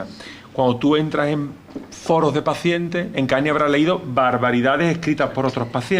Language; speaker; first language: Spanish; native; Spanish